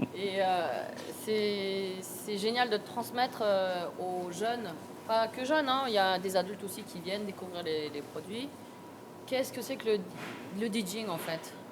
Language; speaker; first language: French; early bilingual, other home language; Korean